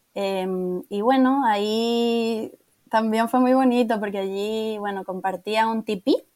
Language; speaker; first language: Spanish; native; Spanish